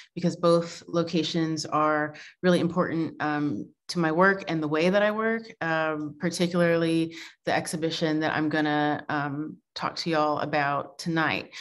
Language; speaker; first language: English; native; English